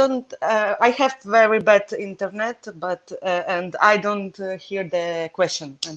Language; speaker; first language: English; non-native, learner; Russian